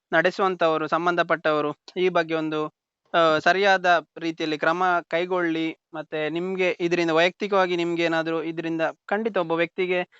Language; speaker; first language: Kannada; native; Kannada